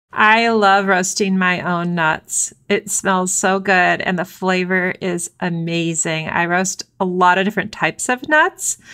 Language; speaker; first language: English; early bilingual, other home language; Persian